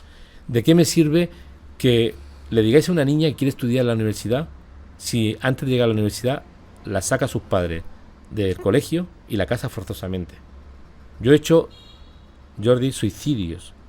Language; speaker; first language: Spanish; native; Spanish